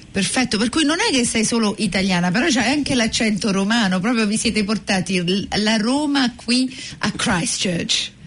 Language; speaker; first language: Italian; native; Italian